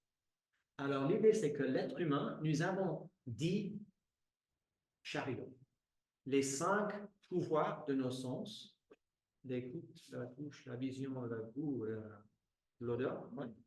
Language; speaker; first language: French; non-native, fluent; English